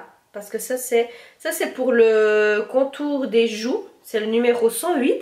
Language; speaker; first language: French; native; French